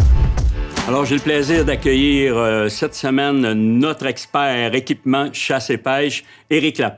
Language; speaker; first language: French; native; French